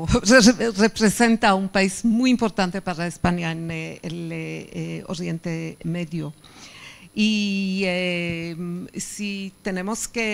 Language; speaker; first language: Spanish; non-native, fluent; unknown